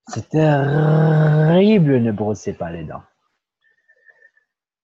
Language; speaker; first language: French; non-native, learner; Portuguese